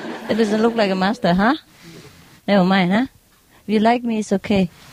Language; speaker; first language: English; non-native, fluent; Vietnamese